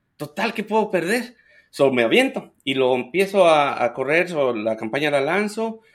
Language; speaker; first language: Spanish; native; Spanish